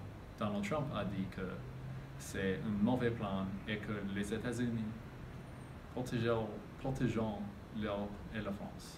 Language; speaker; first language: French; non-native, learner; English